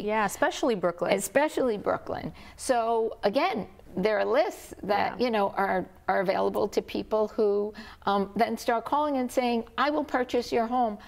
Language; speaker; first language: English; native; English